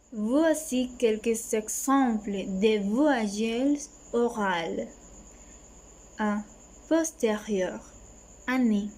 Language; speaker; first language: French; non-native, learner; Spanish